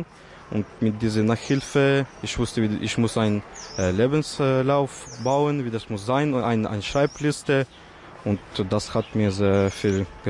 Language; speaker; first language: German; early bilingual, other home language; Ukrainian